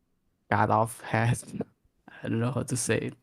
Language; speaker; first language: English; non-native, learner; Indonesian